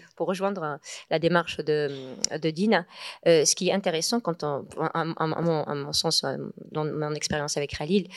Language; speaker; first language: French; non-native, local second language; Arabic